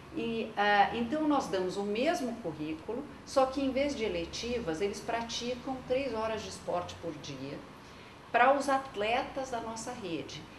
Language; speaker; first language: Portuguese; non-native, local second language; French